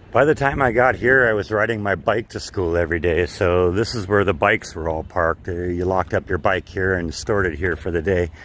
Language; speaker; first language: English; native; English